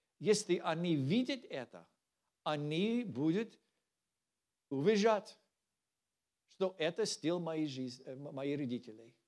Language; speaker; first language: Russian; non-native, learner; English